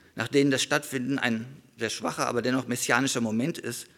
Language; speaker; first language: German; native; German